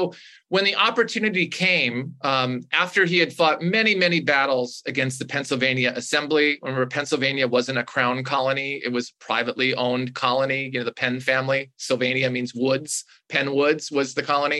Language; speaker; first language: English; native; English